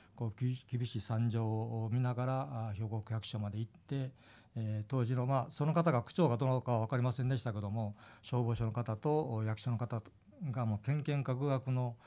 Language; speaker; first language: Japanese; native; Japanese